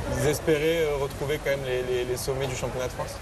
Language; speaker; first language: French; native; French